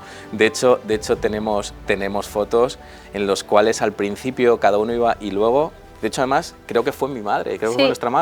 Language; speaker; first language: Spanish; native; Spanish